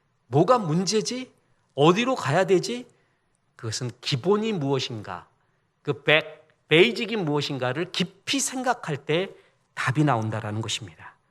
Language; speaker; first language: Korean; native; Korean